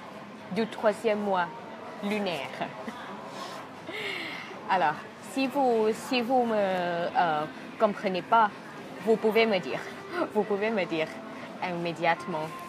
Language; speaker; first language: French; non-native, fluent; Thai